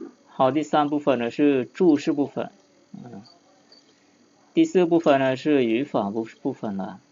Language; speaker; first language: Chinese; non-native, fluent; Lao